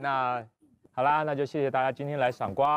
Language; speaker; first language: Chinese; native; Chinese